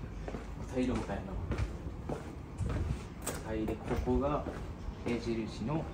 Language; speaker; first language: Japanese; native; Japanese